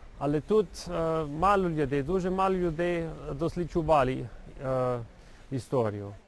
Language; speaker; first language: Ukrainian; non-native, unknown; German